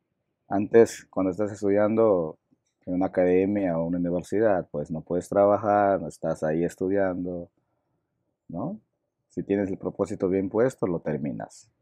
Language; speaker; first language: Spanish; non-native, local second language; Shipibo-Conibo